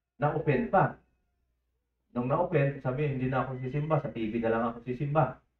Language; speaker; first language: Filipino; native; Filipino